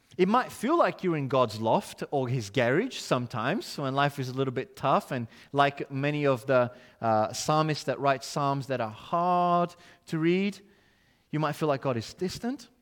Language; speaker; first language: English; non-native, fluent; Portuguese